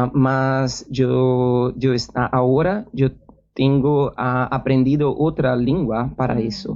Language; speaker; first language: Spanish; non-native, learner; Portuguese